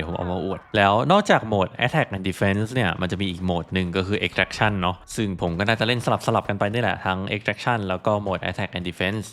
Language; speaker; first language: Thai; native; Thai